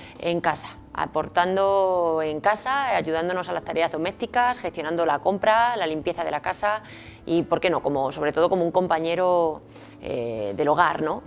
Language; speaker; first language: Spanish; native; Spanish